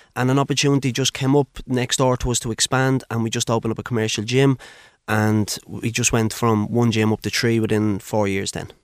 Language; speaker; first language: English; native; English